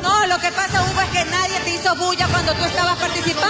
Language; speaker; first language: Spanish; native; Spanish